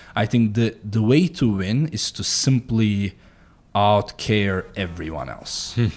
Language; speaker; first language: English; non-native, fluent; Turkish